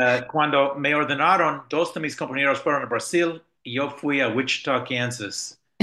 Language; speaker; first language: Spanish; non-native, fluent; English